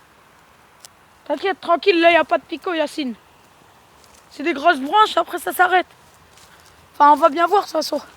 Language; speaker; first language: French; native; French